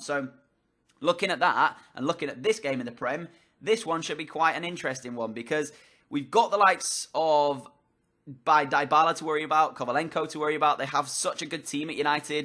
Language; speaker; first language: English; native; English